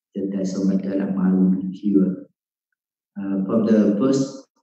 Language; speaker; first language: English; non-native, fluent; Vietnamese